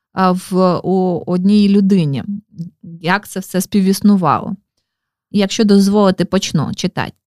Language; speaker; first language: Ukrainian; non-native, local second language; Russian